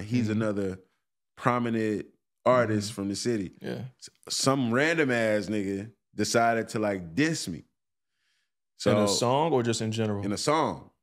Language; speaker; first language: English; native; English